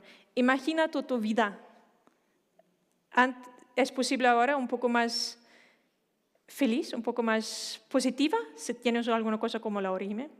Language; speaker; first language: Spanish; non-native, fluent; Danish